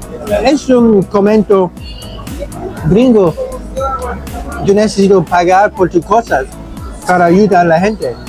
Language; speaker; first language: Spanish; non-native, learner; English